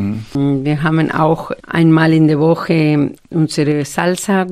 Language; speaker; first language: German; non-native, fluent; Spanish